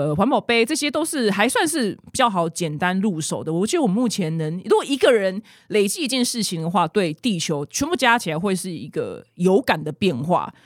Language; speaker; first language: Chinese; native; Chinese